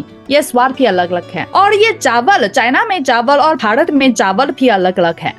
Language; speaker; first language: Hindi; non-native, learner; Chinese